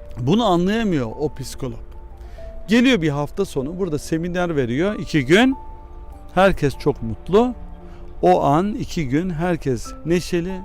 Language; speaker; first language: Turkish; early bilingual, heritage; Turkish